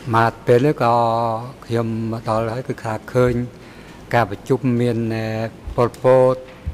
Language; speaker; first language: Khmer; non-native, local second language; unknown